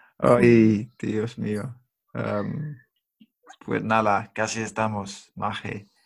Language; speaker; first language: Spanish; non-native, fluent; English